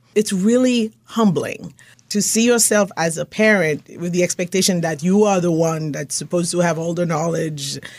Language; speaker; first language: English; non-native, fluent; Haitian Creole